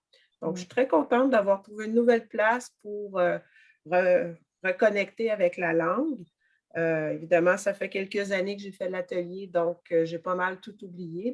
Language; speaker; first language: French; native; French